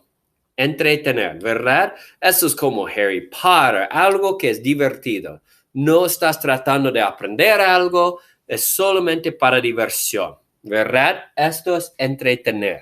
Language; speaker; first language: Spanish; non-native, fluent; English